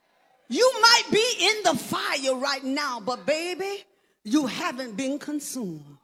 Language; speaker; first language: English; native; English